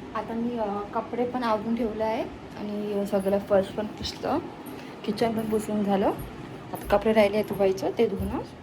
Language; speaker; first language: Marathi; non-native, local second language; Konkani